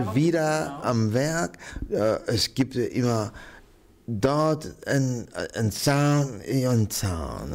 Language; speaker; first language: German; non-native, fluent; Arabic